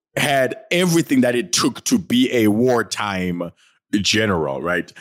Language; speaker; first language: English; non-native, local second language; North Ndebele